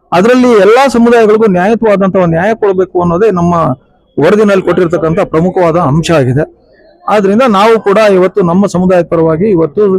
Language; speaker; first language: Kannada; non-native, local second language; Lambadi